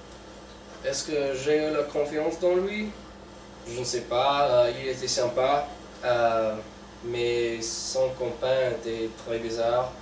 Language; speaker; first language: French; non-native, learner; English